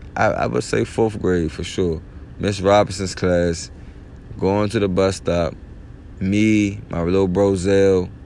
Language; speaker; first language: English; native; English